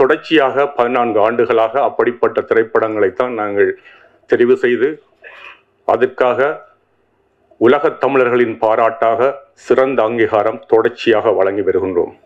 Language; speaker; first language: Tamil; native; Tamil